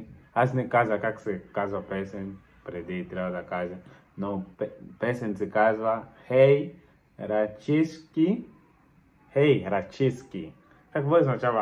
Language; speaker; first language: Bulgarian; non-native, learner; Portuguese